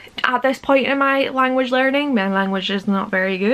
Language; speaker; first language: English; native; English